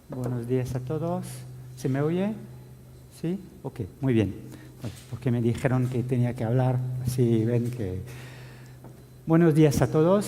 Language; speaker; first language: Spanish; non-native, fluent; French